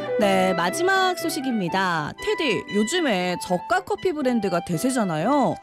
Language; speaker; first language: Korean; native; Korean